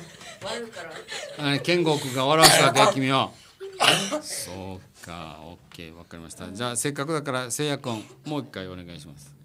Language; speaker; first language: Japanese; native; Japanese